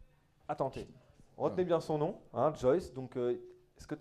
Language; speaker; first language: French; native; French